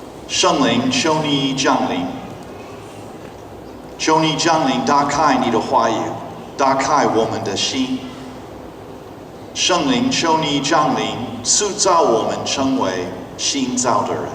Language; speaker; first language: Chinese; non-native, fluent; English